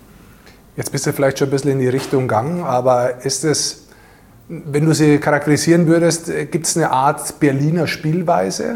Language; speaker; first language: German; native; German